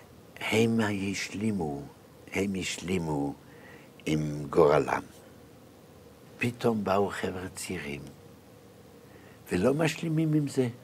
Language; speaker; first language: Hebrew; non-native, fluent; Yiddish